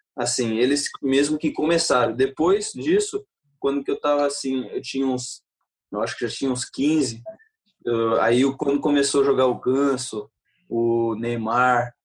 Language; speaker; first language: Portuguese; early bilingual, heritage; Portuguese